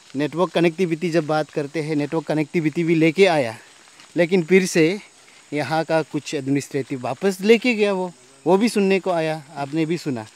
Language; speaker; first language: Hindi; non-native, local second language; Nyishi